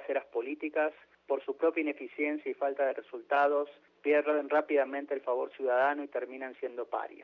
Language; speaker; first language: Spanish; native; Spanish